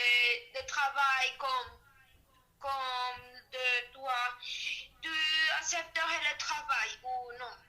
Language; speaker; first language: French; non-native, learner; Spanish